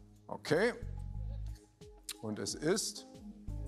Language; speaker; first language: German; native; German